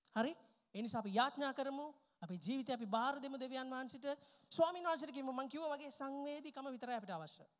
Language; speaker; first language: Sinhala; non-native, local second language; Tamil